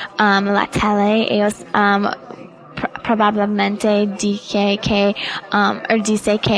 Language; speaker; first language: Spanish; non-native, learner; English